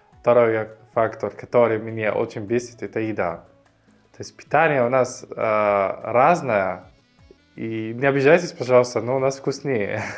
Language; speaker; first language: Russian; non-native, fluent; Arabic